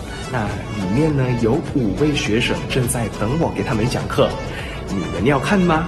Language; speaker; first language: Chinese; non-native, fluent; Indonesian